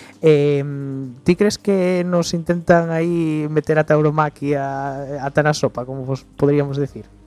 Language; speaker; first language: Galician; non-native, local second language; Spanish